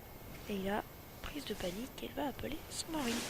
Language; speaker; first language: French; native; French